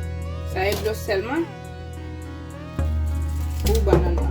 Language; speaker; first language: French; non-native, local second language; Haitian Creole